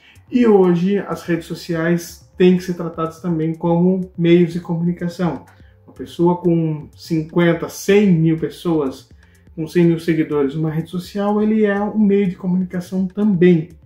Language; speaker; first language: Portuguese; native; Portuguese